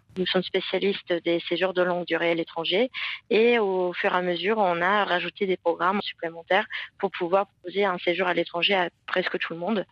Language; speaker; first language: French; non-native, fluent; English